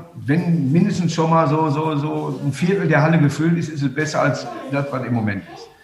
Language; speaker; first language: German; native; German